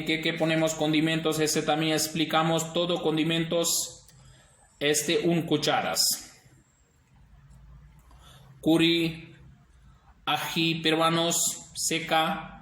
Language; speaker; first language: Spanish; non-native, learner; Urdu